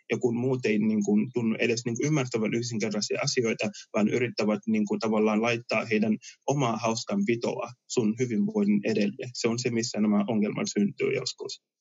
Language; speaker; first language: Finnish; early bilingual, other home language; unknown